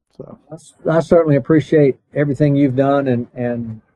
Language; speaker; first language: English; native; English